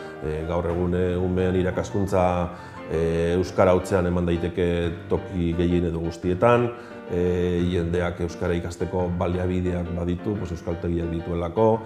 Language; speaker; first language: Basque; native; Basque